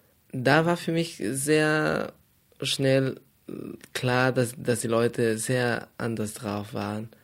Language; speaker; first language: German; non-native, fluent; Spanish